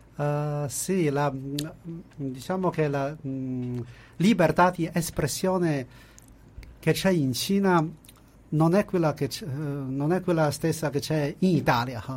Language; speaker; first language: Italian; non-native, fluent; Chinese